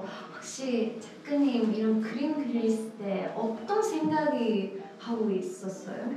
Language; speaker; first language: Korean; non-native, learner; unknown